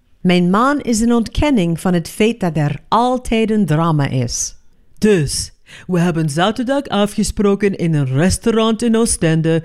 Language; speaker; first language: Dutch; non-native, fluent; English